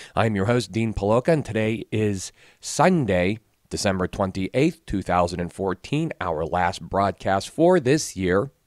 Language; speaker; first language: English; native; English